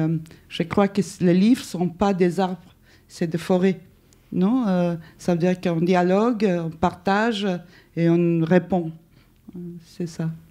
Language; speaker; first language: French; non-native, fluent; Spanish